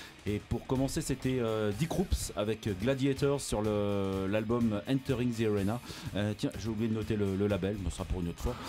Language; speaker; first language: French; native; French